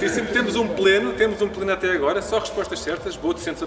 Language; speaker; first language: Portuguese; native; Portuguese